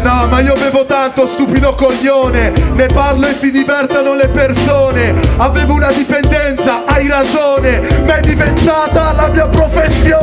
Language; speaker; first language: Italian; native; Italian